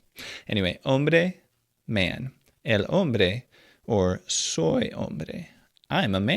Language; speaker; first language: Spanish; non-native, fluent; English